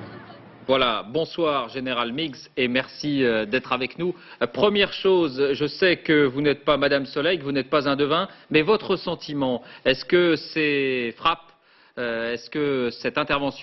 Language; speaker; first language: French; native; French